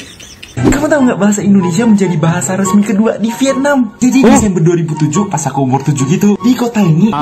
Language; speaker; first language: Indonesian; non-native, fluent; Vietnamese